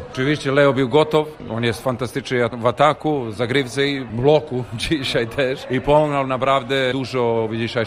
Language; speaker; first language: Polish; non-native, fluent; Serbian